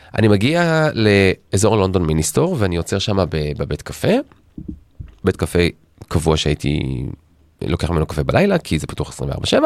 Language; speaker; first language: Hebrew; native; Hebrew